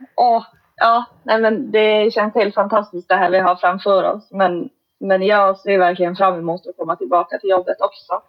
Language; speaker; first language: Swedish; native; Swedish